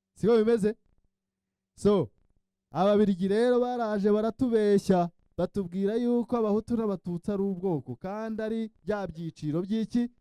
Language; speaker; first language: Kinyarwanda; early bilingual, heritage; Kinyarwanda